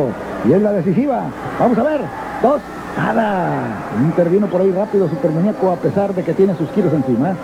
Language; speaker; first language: Spanish; native; Spanish